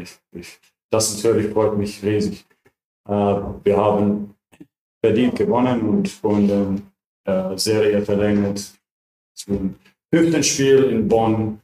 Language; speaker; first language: German; non-native, fluent; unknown